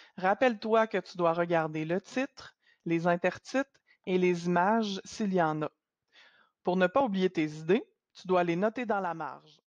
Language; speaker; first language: French; native; French